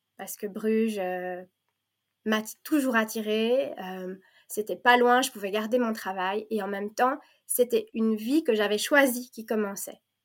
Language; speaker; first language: French; native; French